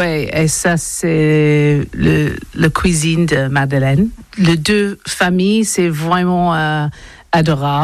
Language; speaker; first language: French; non-native, learner; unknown